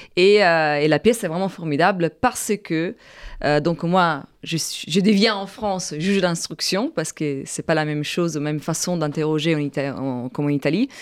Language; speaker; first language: French; non-native, fluent; Italian